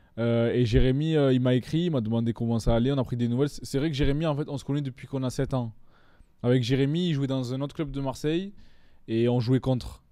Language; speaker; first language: French; native; French